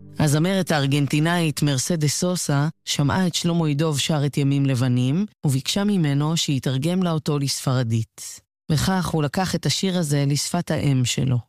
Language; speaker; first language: Hebrew; native; Hebrew